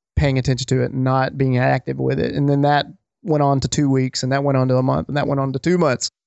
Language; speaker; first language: English; native; English